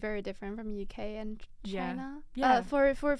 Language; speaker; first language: English; non-native, fluent; Chinese